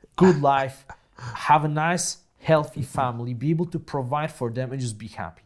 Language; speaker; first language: English; non-native, fluent; Polish